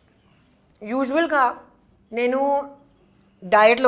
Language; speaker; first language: Telugu; non-native, fluent; Hindi